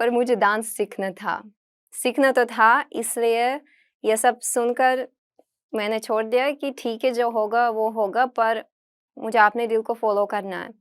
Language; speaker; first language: Hindi; non-native, fluent; Russian